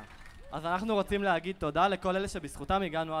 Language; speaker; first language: Hebrew; native; Hebrew